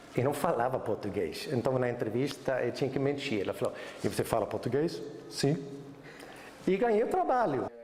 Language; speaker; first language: Portuguese; non-native, fluent; Swedish